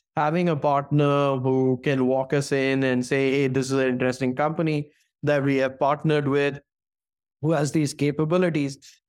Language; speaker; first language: English; non-native, local second language; Hindi